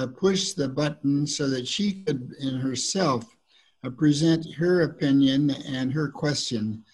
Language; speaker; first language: English; native; English